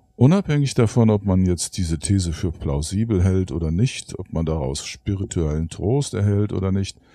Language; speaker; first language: German; native; German